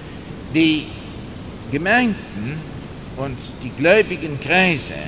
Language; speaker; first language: German; non-native, fluent; English